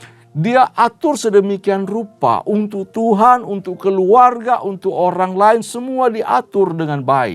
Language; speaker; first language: Indonesian; native; Indonesian